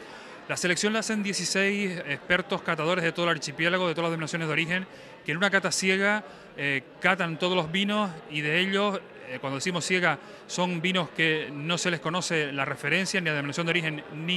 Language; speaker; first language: Spanish; native; Spanish